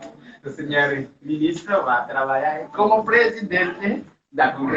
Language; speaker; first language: Portuguese; non-native, fluent; Haitian Creole